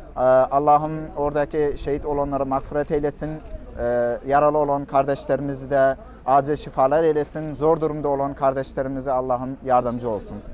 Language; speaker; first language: Turkish; non-native, fluent; Persian